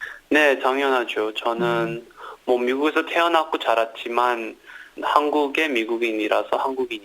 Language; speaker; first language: Korean; early bilingual, heritage; Korean